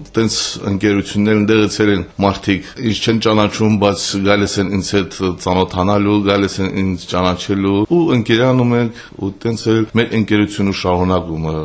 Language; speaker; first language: Armenian; native; Armenian